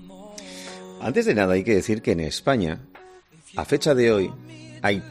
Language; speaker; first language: Spanish; native; Spanish